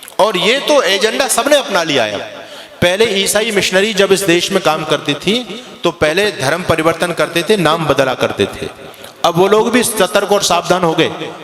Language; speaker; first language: Hindi; native; Hindi